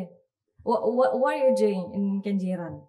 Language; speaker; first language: English; non-native, fluent; Indonesian